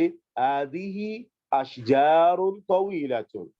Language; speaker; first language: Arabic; non-native, fluent; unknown